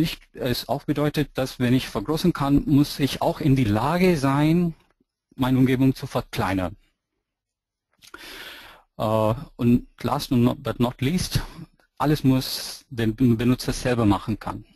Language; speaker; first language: German; non-native, fluent; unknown